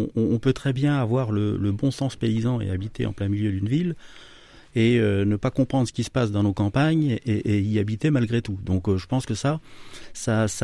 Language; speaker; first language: French; native; French